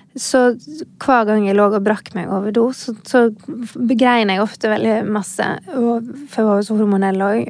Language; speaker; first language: Norwegian; native; Norwegian